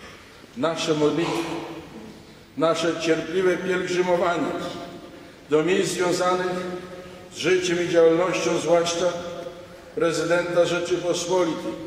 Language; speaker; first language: Polish; native; Polish